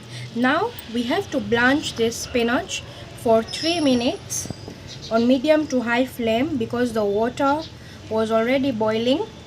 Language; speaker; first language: English; non-native, local second language; Gujarati